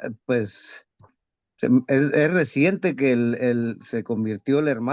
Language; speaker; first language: Spanish; native; Spanish